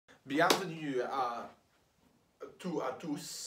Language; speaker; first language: French; non-native, learner; English